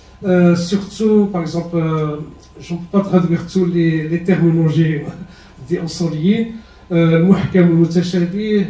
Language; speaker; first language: French; non-native, learner; Arabic